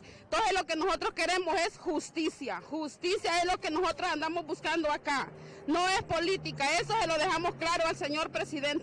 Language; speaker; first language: Spanish; native; Spanish